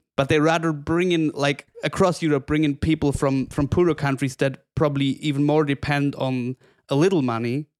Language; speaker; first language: English; non-native, fluent; German